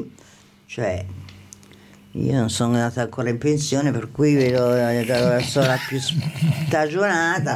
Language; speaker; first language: Italian; native; Italian